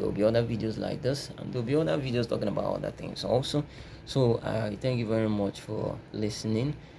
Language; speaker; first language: English; non-native, local second language; Igbo